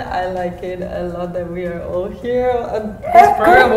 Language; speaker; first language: English; non-native, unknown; Spanish